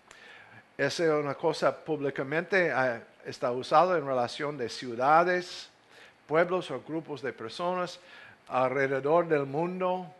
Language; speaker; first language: Spanish; non-native, fluent; English